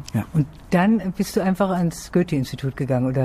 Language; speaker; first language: German; native; German